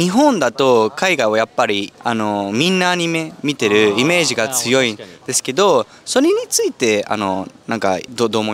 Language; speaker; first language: Japanese; early bilingual, heritage; Spanish